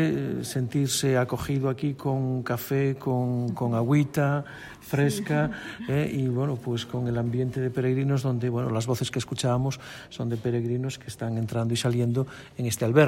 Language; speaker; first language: Spanish; native; Spanish